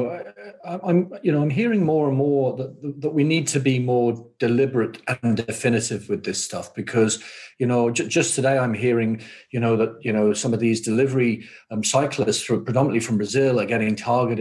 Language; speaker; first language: English; native; English